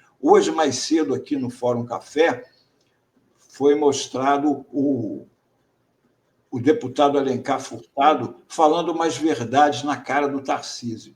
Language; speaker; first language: Portuguese; native; Portuguese